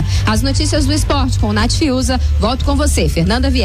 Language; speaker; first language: Portuguese; native; Portuguese